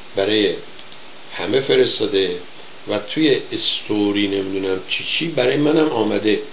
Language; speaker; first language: Persian; native; Persian